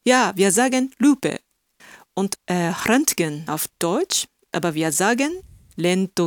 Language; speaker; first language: German; non-native, fluent; Japanese